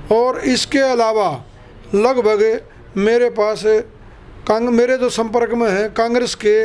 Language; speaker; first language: Hindi; native; Hindi